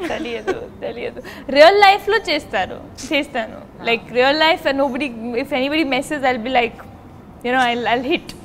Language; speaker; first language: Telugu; non-native, local second language; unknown